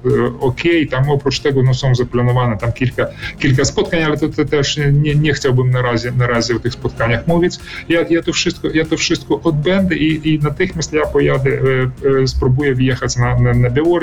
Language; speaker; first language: Polish; early bilingual, heritage; Polish